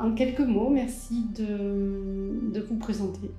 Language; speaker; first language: French; native; French